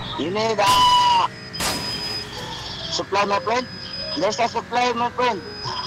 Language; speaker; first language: English; non-native, local second language; Cebuano